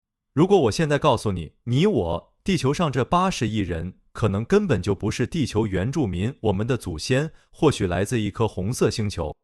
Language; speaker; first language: Chinese; native; Chinese